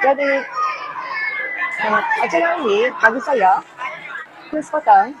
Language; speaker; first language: Indonesian; non-native, learner; Japanese